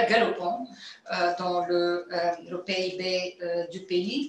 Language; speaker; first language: French; non-native, fluent; Bulgarian